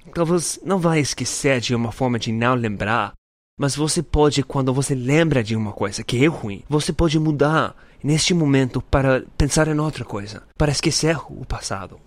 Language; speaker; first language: Portuguese; non-native, learner; English